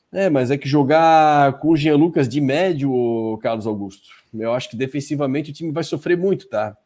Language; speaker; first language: Portuguese; native; Portuguese